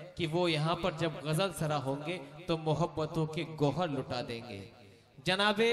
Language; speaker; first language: Urdu; native; Urdu